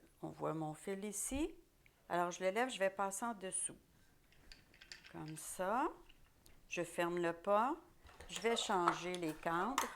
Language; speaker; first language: French; native; French